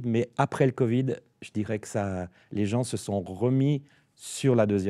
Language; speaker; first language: French; native; French